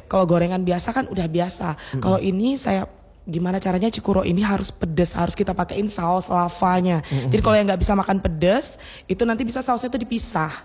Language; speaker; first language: Indonesian; native; Indonesian